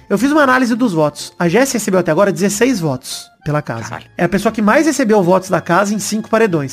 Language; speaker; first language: Portuguese; native; Portuguese